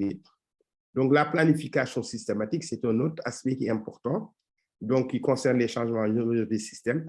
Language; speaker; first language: French; non-native, local second language; Wolof